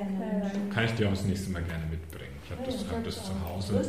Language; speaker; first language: German; native; German